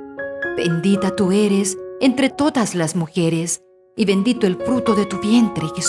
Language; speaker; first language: Spanish; native; Spanish